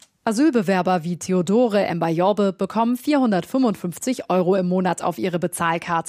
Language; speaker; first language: German; native; German